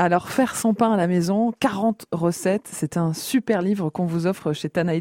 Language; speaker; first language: French; native; French